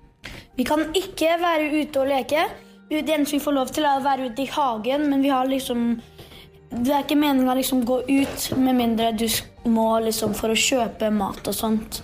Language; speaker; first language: Norwegian; early bilingual, heritage; Norwegian